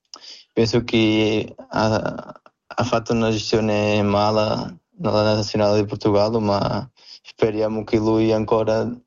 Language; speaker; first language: Italian; non-native, learner; Portuguese